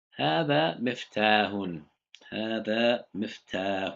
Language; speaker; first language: Arabic; non-native, fluent; English